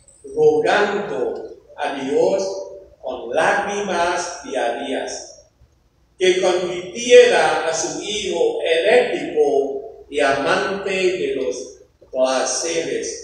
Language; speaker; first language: Spanish; non-native, fluent; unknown